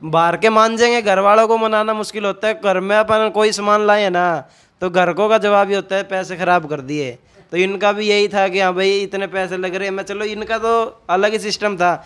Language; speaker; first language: Hindi; native; Hindi